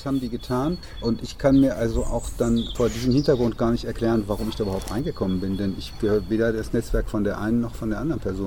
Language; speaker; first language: German; native; German